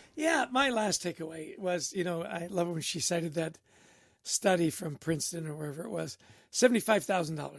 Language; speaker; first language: English; native; English